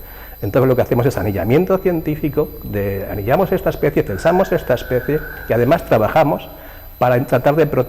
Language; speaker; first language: Spanish; native; Spanish